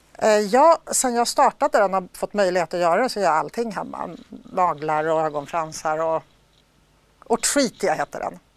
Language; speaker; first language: Swedish; early bilingual, other home language; Polish